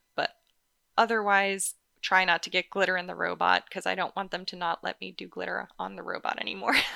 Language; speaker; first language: English; native; English